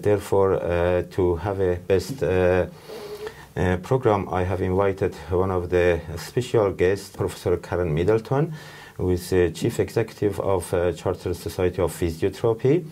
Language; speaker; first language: English; non-native, fluent; Persian